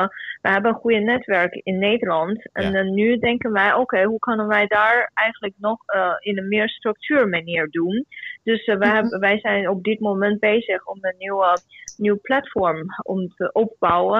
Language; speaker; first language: Dutch; non-native, fluent; Chinese